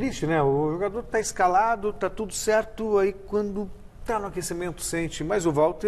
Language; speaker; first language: Portuguese; native; Portuguese